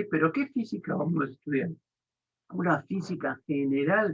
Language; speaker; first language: Spanish; native; Spanish